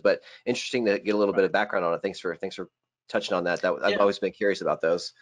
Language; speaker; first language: English; native; English